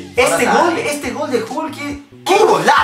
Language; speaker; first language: Portuguese; non-native, learner; Spanish